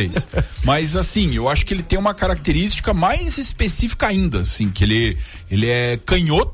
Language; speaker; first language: Portuguese; native; Portuguese